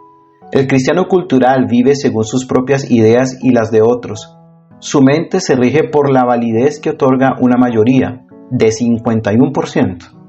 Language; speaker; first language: Spanish; native; Spanish